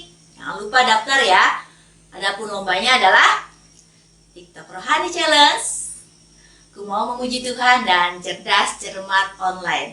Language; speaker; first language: Indonesian; native; Indonesian